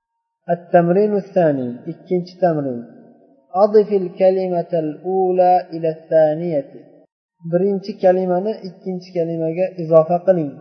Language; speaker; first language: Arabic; non-native, fluent; Uzbek